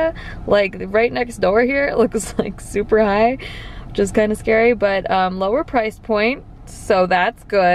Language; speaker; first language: English; native; English